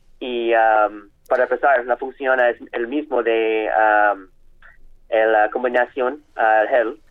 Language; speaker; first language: Spanish; non-native, learner; English